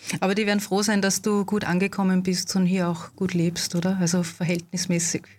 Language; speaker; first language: German; native; German